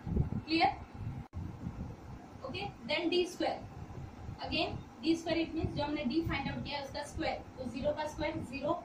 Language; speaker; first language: Hindi; non-native, local second language; Gujarati